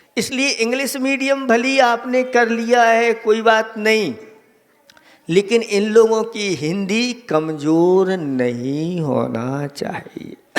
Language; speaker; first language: Hindi; native; Hindi